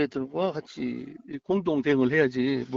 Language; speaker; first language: Korean; native; Korean